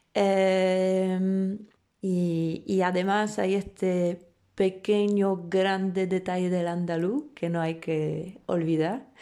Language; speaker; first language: Spanish; non-native, fluent; Polish